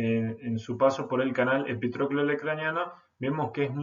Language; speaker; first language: Spanish; native; Spanish